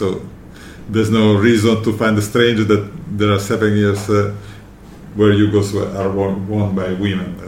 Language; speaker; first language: English; non-native, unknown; Italian